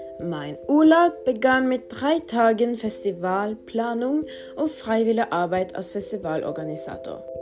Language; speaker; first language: German; non-native, learner; Norwegian